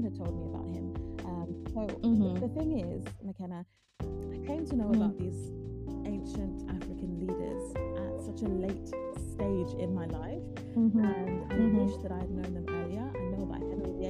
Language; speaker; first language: English; native; English